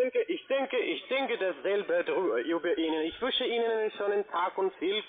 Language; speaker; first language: German; non-native, learner; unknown